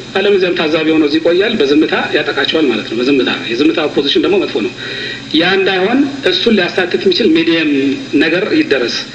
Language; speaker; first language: Amharic; native; Amharic